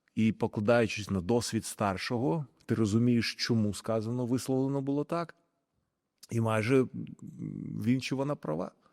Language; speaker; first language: Ukrainian; non-native, local second language; Russian